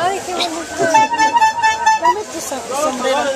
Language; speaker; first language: Spanish; native; Spanish